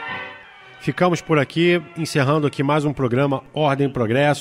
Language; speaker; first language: Portuguese; native; Portuguese